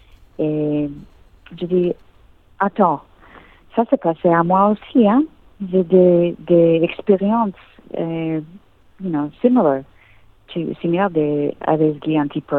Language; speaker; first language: French; non-native, learner; English